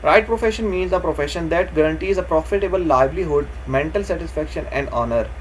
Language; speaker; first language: English; non-native, local second language; Urdu